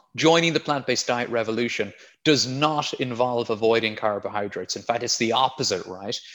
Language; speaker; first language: English; native; English